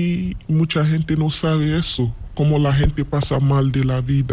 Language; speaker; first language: Spanish; non-native, learner; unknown